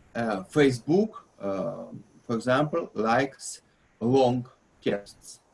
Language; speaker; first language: English; non-native, learner; Russian